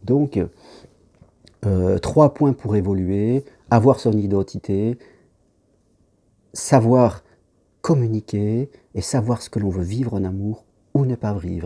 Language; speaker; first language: French; native; French